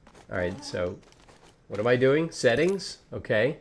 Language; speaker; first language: English; native; English